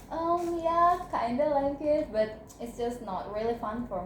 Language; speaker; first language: English; non-native, learner; Indonesian